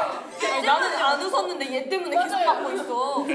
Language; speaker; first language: Korean; native; Korean